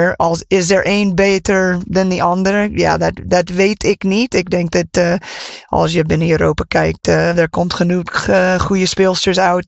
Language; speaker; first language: Dutch; non-native, fluent; English